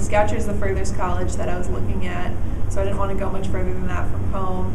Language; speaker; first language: English; native; English